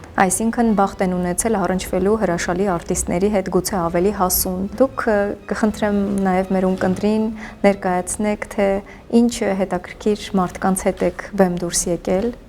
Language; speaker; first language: Armenian; native; Armenian